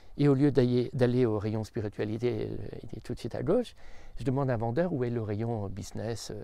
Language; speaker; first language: French; native; French